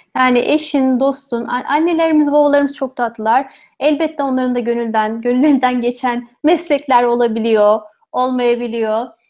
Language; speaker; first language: Turkish; native; Turkish